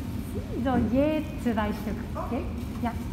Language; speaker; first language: German; non-native, learner; Japanese